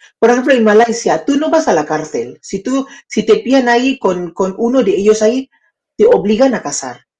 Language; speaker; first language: Spanish; native; Spanish